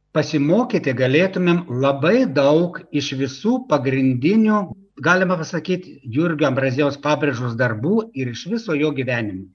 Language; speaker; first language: Lithuanian; native; Lithuanian